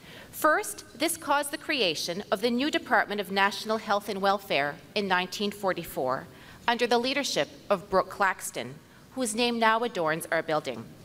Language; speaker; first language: English; non-native, local second language; French